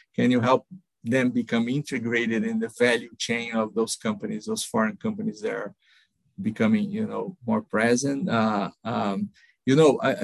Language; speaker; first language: English; non-native, fluent; Portuguese